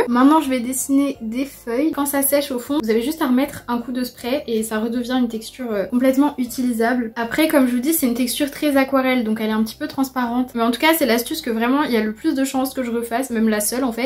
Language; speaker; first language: French; native; French